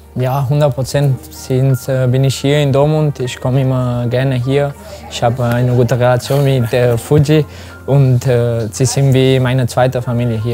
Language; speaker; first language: German; non-native, learner; Spanish